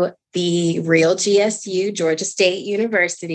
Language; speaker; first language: English; native; English